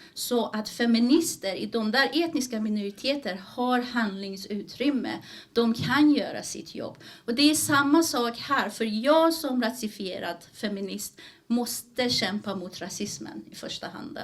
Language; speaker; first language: Swedish; early bilingual, other home language; Persian